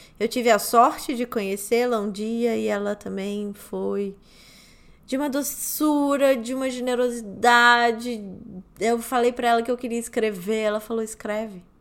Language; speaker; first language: Portuguese; native; Portuguese